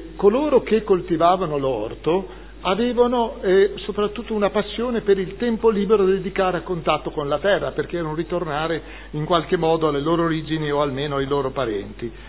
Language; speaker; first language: Italian; native; Italian